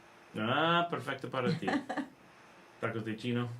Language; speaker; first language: Spanish; non-native, learner; English